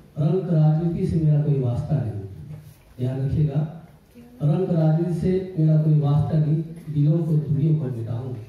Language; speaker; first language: Hindi; non-native, local second language; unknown